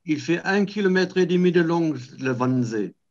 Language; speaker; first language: French; non-native, fluent; German